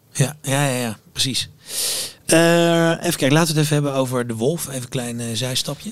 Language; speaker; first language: Dutch; native; Dutch